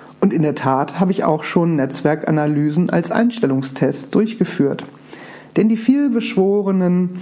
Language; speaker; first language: German; native; German